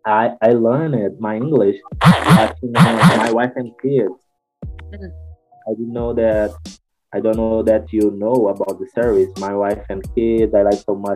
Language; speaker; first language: English; non-native, learner; Portuguese